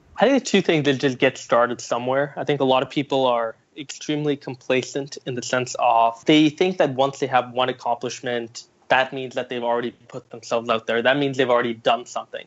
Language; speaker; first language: English; early bilingual, other home language; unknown